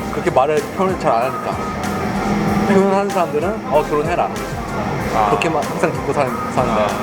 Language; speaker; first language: Korean; early bilingual, heritage; Korean